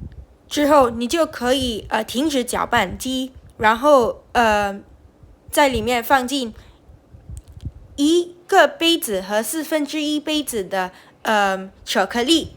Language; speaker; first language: Chinese; non-native, learner; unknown